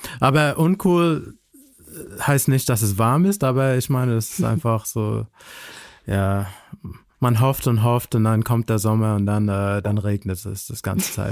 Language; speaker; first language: German; non-native, fluent; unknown